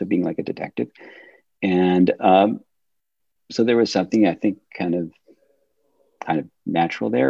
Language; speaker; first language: English; native; English